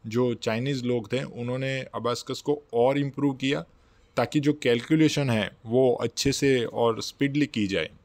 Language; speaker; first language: Hindi; non-native, local second language; Gujarati